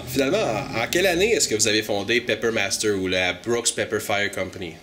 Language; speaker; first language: French; native; French